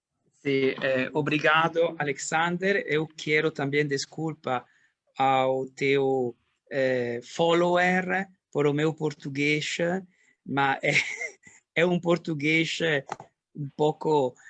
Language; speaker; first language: Portuguese; non-native, learner; Italian